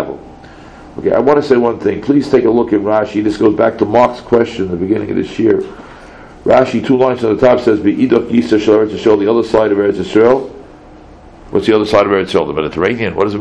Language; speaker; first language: English; native; English